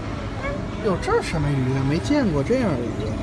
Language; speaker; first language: Chinese; native; Chinese